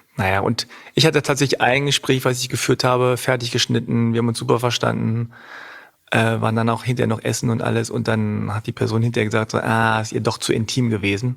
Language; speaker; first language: German; native; German